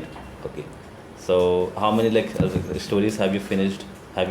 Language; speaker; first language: English; non-native, local second language; Hindi